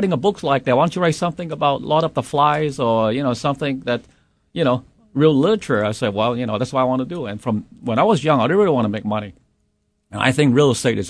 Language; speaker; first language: English; non-native, local second language; Cantonese